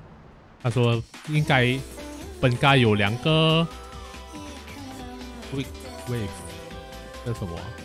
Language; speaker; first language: Chinese; native; Chinese